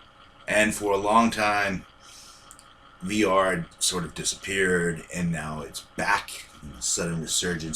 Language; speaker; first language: English; native; English